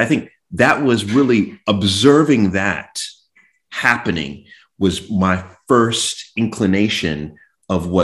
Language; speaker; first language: English; native; English